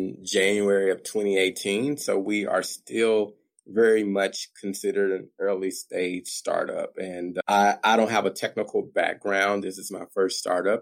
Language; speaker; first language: English; native; English